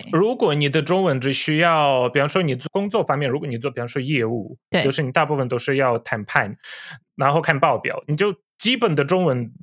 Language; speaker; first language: Chinese; non-native, fluent; Polish